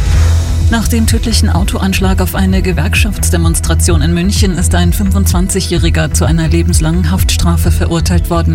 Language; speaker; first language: German; native; German